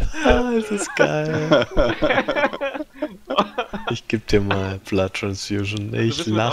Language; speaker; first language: German; native; German